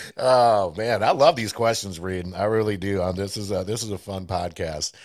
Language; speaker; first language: English; early bilingual, other home language; Spanish